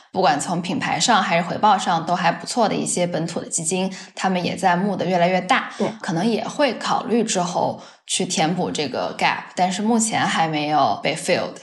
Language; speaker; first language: Chinese; native; Chinese